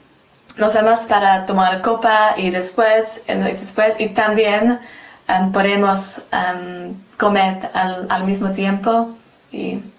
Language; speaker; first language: Spanish; non-native, learner; English